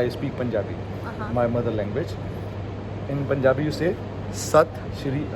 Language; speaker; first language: English; non-native, local second language; Punjabi